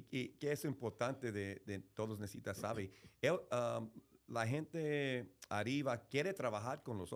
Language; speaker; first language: Spanish; early bilingual, heritage; English